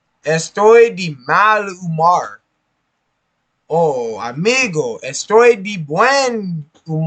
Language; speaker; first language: Spanish; non-native, learner; English